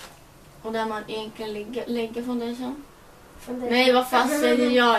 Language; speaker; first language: Swedish; native; Swedish